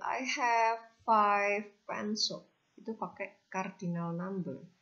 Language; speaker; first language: English; non-native, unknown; Indonesian